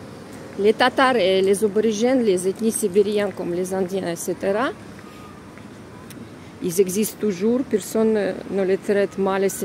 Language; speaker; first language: French; non-native, fluent; Russian